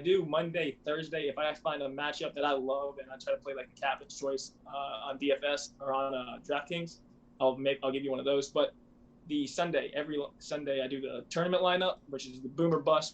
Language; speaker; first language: English; native; English